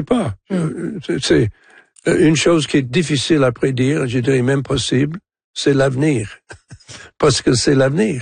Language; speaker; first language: French; non-native, local second language; English